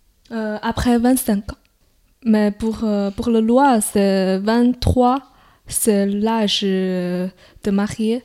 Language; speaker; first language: French; non-native, fluent; Chinese